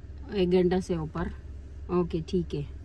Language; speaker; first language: Hindi; non-native, local second language; Telugu